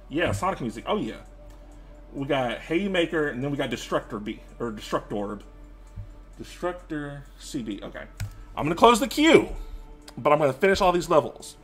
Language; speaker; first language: English; native; English